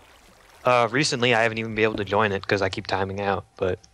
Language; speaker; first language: English; native; English